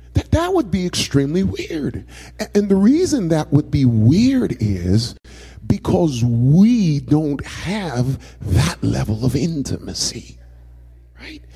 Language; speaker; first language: English; native; English